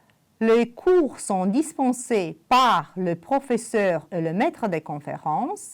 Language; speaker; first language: French; non-native, fluent; Romanian